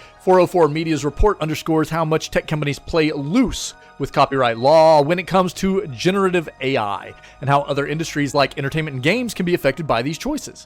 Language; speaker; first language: English; native; English